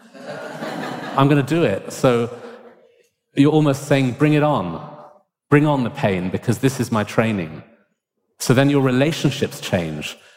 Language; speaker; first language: English; native; English